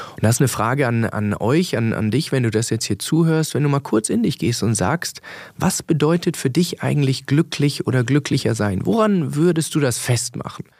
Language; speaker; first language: German; early bilingual, other home language; Danish